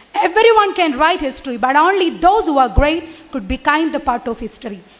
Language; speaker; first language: English; non-native, local second language; Malayalam